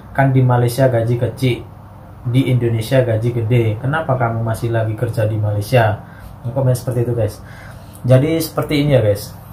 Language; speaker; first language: Indonesian; native; Indonesian